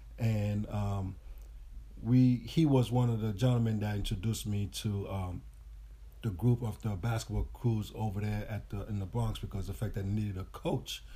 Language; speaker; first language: English; early bilingual, other home language; Haitian Creole